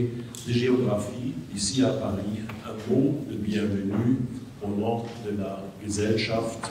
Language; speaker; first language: French; native; French